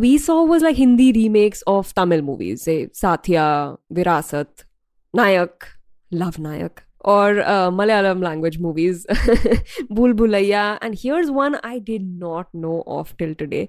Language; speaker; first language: English; non-native, local second language; Hindi